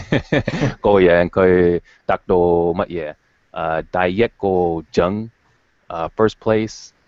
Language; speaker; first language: Cantonese; non-native, fluent; English